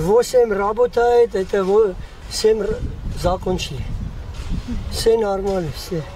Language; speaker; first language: Russian; non-native, learner; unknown